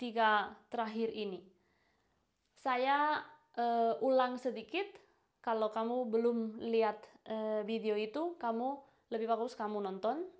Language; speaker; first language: Indonesian; non-native, fluent; Spanish